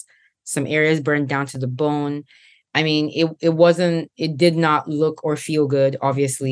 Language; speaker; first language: English; non-native, local second language; Igbo